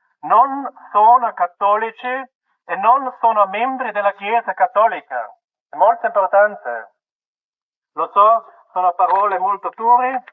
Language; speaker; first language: Italian; non-native, fluent; German